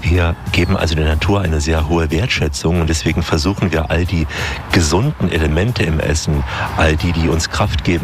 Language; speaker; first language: German; native; German